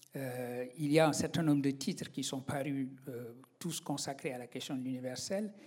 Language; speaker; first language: French; non-native, local second language; Wolof